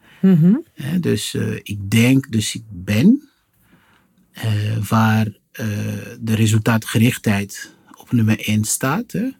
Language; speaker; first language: Dutch; non-native, fluent; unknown